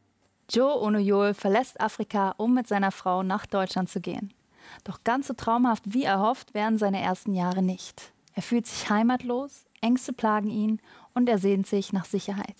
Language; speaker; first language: German; native; German